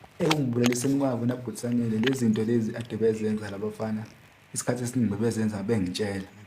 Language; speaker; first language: Zulu; native; Zulu